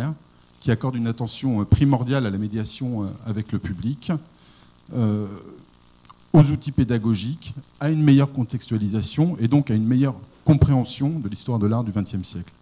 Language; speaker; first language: French; native; French